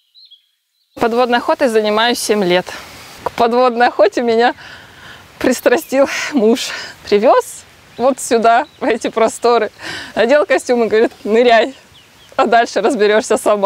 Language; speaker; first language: Russian; native; Russian